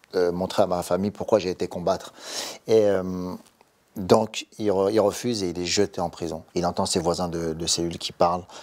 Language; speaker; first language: French; native; French